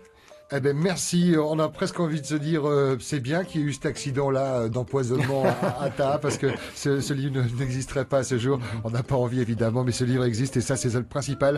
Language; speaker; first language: French; native; French